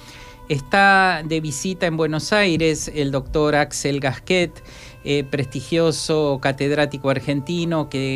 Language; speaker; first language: Spanish; native; Spanish